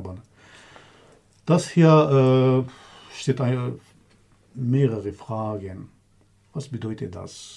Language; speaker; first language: German; non-native, learner; Kurdish